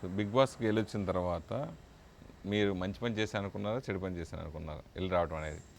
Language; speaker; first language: Telugu; native; Telugu